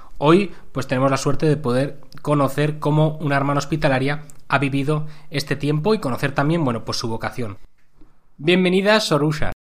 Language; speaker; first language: Spanish; native; Spanish